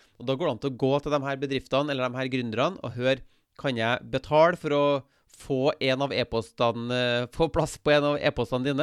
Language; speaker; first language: Norwegian; native; Norwegian